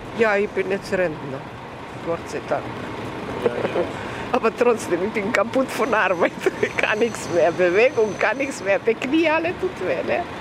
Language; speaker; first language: German; non-native, learner; Serbian